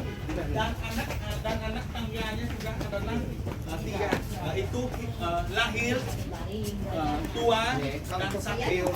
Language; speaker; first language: Indonesian; non-native, fluent; Vietnamese